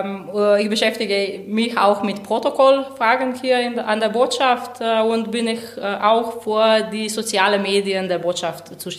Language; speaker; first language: German; non-native, fluent; Slovenian